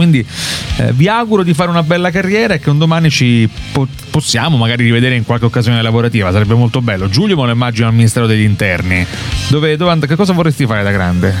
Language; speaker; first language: Italian; native; Italian